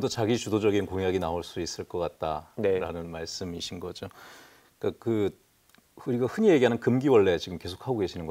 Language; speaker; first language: Korean; native; Korean